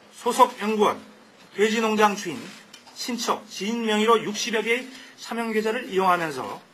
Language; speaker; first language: Korean; native; Korean